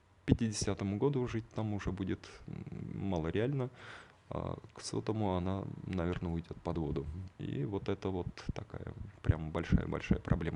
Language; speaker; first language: Russian; native; Russian